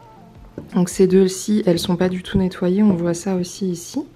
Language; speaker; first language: French; native; French